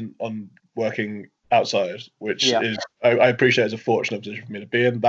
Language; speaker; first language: English; native; English